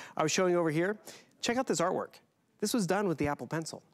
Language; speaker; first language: English; native; English